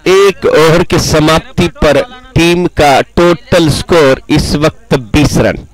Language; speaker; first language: Hindi; non-native, local second language; Marathi